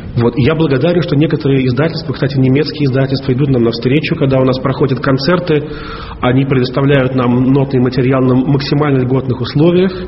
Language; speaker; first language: Russian; native; Russian